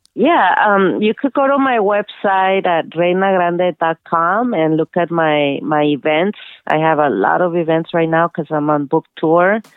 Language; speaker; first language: English; early bilingual, other home language; Spanish